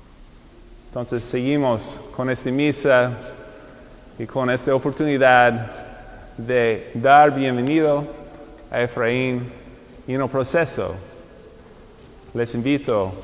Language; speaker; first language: Spanish; non-native, fluent; English